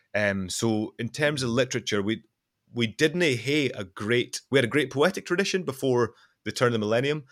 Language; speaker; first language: English; non-native, local second language; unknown